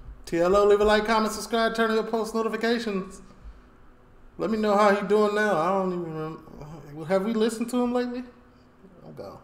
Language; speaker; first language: English; native; English